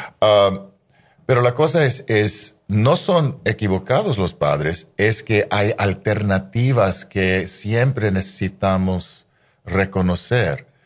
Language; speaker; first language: Spanish; non-native, fluent; English